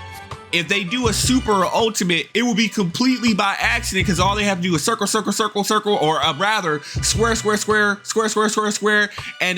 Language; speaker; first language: English; native; English